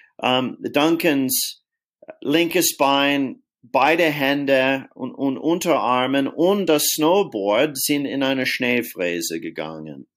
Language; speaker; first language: German; non-native, fluent; English